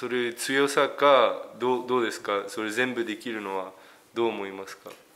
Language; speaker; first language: Japanese; early bilingual, heritage; French